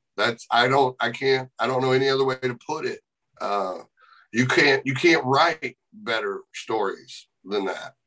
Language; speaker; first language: English; native; English